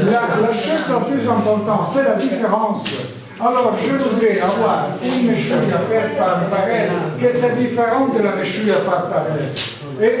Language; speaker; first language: French; non-native, learner; Italian